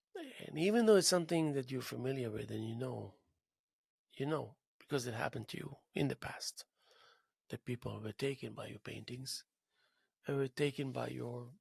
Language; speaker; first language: English; non-native, fluent; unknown